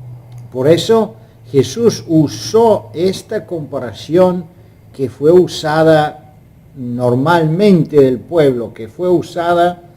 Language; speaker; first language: Spanish; non-native, fluent; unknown